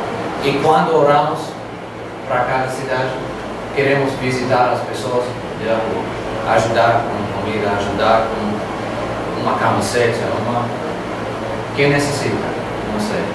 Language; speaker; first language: Portuguese; non-native, learner; Spanish